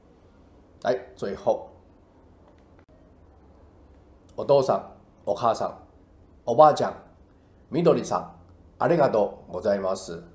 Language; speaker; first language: Japanese; non-native, fluent; Chinese